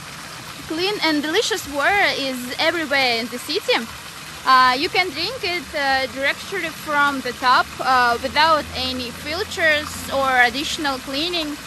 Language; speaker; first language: English; non-native, learner; Russian